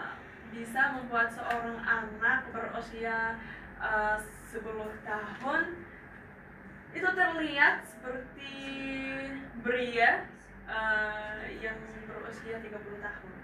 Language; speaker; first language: Indonesian; non-native, fluent; Arabic